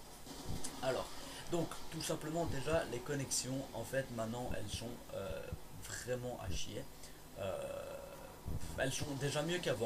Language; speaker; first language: French; native; French